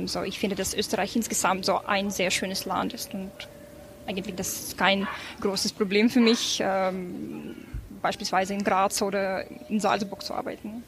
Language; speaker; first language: German; non-native, fluent; Ukrainian